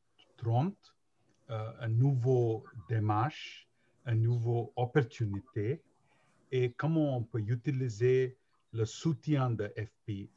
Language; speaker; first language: French; non-native, learner; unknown